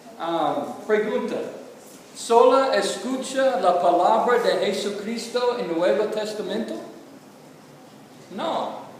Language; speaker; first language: Spanish; non-native, learner; English